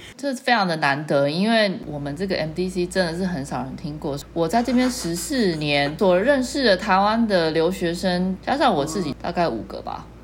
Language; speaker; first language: Chinese; native; Chinese